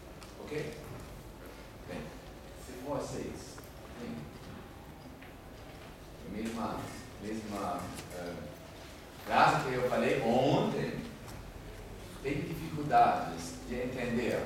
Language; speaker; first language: Portuguese; non-native, fluent; German